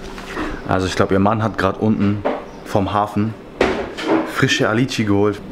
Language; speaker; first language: German; native; German